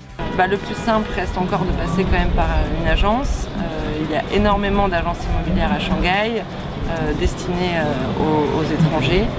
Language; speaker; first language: French; native; French